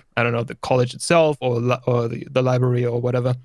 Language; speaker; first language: English; non-native, fluent; German